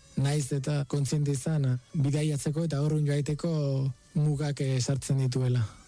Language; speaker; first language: Basque; non-native, fluent; Spanish